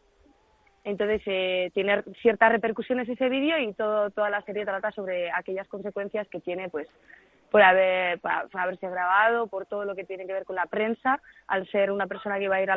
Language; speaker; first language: Spanish; native; Spanish